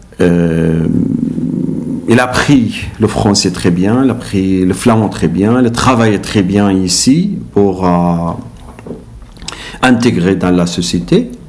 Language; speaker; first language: French; non-native, learner; Arabic